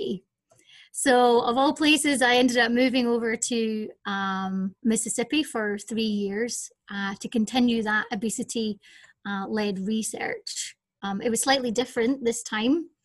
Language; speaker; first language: English; native; English